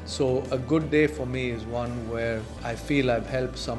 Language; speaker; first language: English; non-native, local second language; Tamil